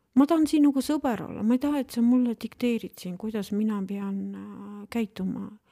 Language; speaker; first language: Estonian; non-native, local second language; Russian